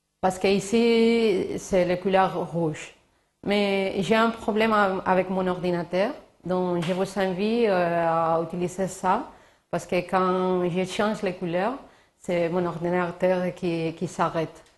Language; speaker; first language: French; non-native, learner; Spanish